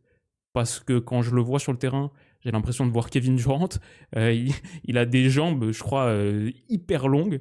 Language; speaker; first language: French; native; French